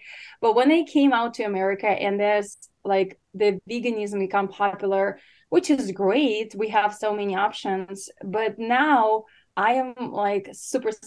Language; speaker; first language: English; non-native, fluent; Ukrainian